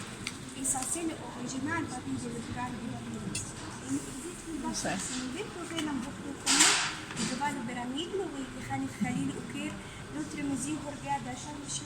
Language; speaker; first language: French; non-native, learner; Arabic